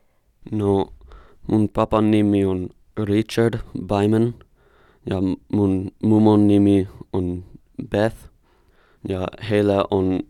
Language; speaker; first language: Finnish; non-native, learner; English